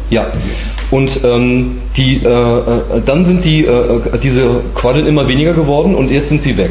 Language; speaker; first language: German; native; German